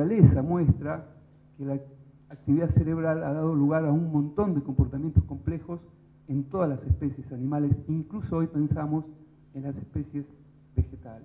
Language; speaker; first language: Spanish; native; Spanish